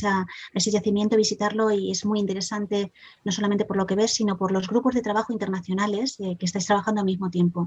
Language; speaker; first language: Spanish; native; Spanish